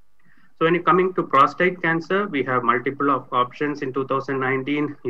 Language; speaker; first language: English; non-native, local second language; Tamil